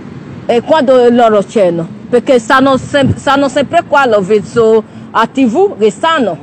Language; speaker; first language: Italian; non-native, learner; Nigerian Pidgin